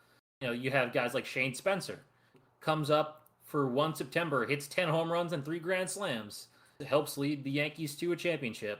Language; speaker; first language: English; native; English